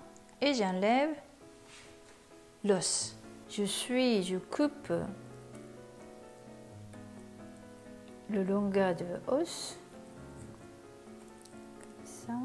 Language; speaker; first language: French; non-native, learner; Japanese